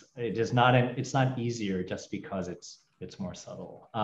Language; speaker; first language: English; native; English